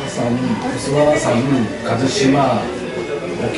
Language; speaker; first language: Japanese; native; Japanese